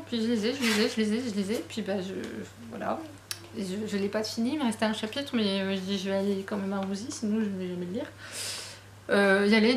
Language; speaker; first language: French; native; French